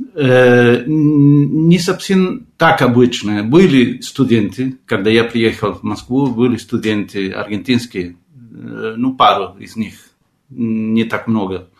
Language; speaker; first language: Russian; non-native, fluent; Spanish